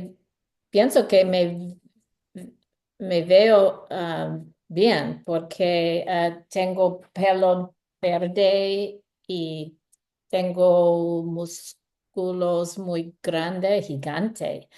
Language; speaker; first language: Spanish; non-native, learner; English